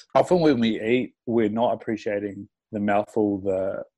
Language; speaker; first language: English; native; English